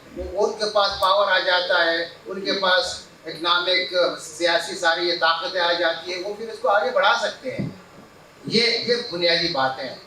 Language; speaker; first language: Urdu; non-native, local second language; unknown